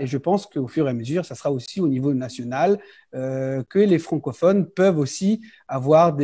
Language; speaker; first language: French; early bilingual, heritage; French